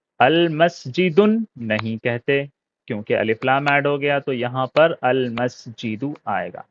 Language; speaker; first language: Urdu; native; Urdu